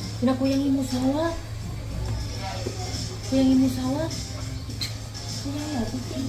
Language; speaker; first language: Korean; non-native, learner; Vietnamese